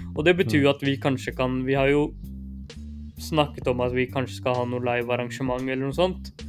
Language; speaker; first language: Norwegian; early bilingual, other home language; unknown